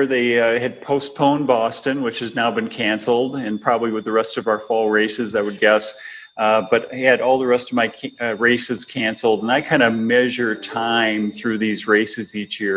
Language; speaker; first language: English; native; English